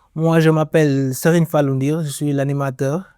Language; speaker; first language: French; native; French